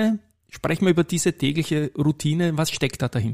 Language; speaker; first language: German; native; German